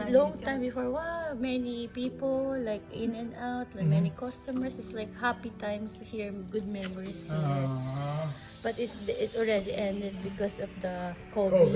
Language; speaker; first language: English; non-native, learner; Japanese